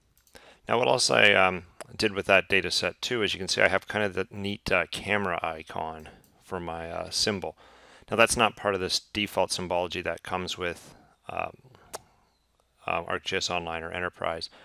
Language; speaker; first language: English; native; English